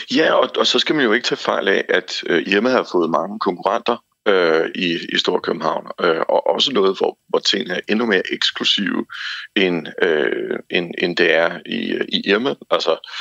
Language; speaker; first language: Danish; native; Danish